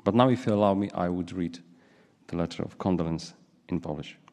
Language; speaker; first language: English; non-native, fluent; Polish